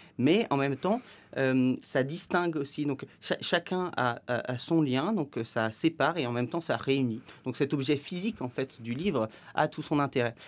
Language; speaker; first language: French; native; French